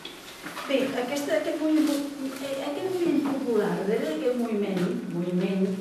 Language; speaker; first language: Catalan; native; Catalan